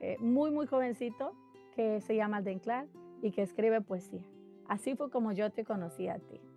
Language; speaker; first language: Spanish; native; Spanish